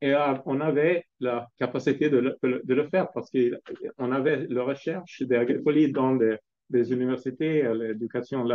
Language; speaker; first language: French; non-native, fluent; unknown